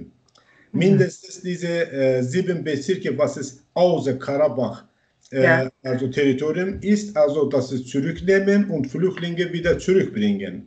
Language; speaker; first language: German; non-native, learner; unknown